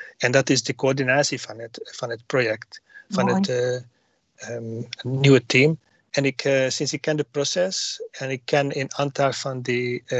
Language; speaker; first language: Dutch; non-native, learner; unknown